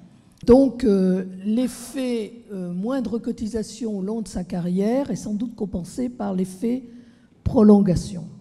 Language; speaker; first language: French; native; French